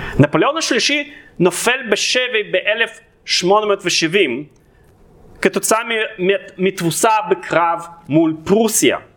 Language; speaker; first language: Hebrew; non-native, fluent; Russian